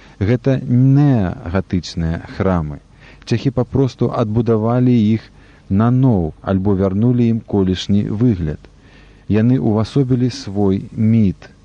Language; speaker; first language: Belarusian; native; Belarusian